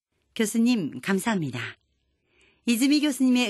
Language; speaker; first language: Korean; native; Korean